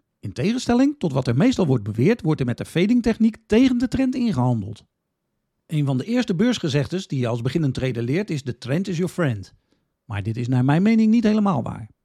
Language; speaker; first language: Dutch; native; Dutch